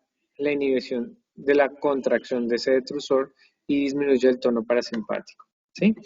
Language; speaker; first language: Spanish; native; Spanish